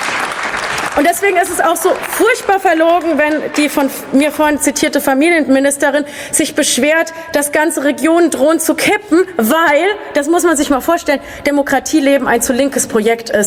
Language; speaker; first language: German; native; German